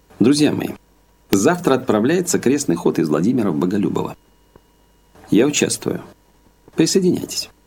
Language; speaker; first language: Russian; native; Russian